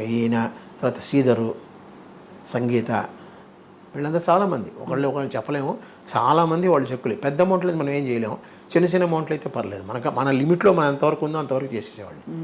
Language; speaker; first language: Telugu; native; Telugu